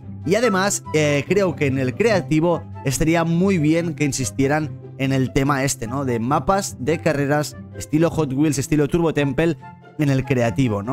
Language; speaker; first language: Spanish; native; Spanish